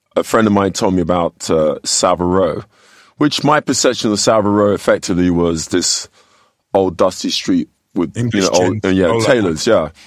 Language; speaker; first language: English; native; English